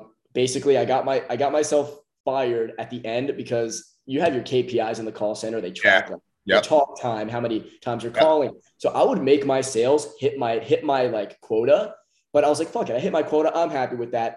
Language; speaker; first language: English; native; English